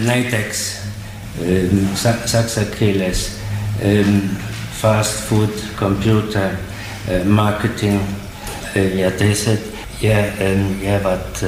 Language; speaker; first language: Estonian; non-native, learner; German